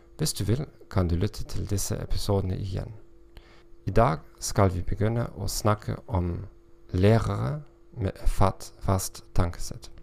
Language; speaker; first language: Norwegian; non-native, learner; German